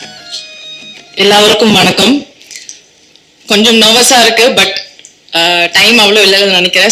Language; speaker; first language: Tamil; non-native, learner; Malayalam